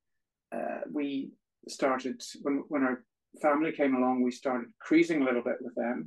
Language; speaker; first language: English; native; English